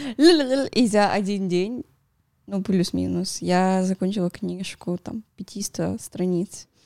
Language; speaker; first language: Russian; non-native, fluent; Spanish